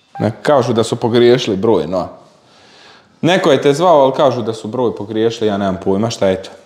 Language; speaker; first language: Croatian; native; Croatian